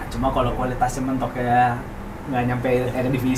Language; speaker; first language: Indonesian; native; Indonesian